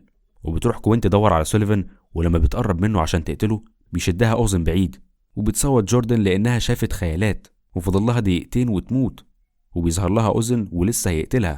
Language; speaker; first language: Arabic; native; Arabic